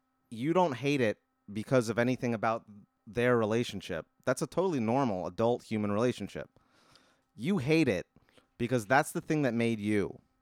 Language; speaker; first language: English; native; English